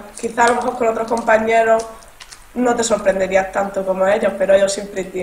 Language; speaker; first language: Spanish; native; Spanish